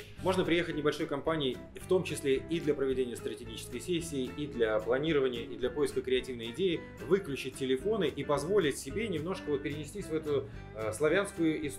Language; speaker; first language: Russian; native; Russian